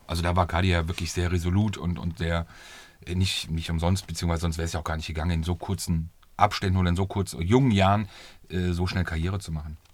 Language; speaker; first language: German; native; German